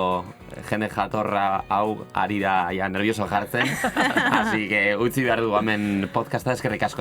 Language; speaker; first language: Basque; native; Basque